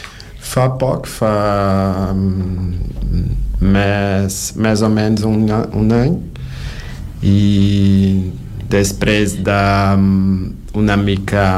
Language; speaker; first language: Catalan; non-native, learner; Portuguese